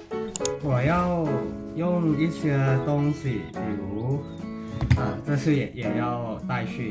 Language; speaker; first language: Chinese; non-native, learner; Thai